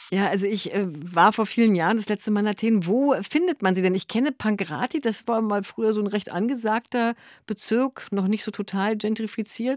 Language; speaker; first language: German; native; German